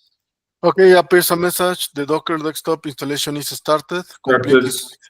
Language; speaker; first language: English; non-native, learner; Spanish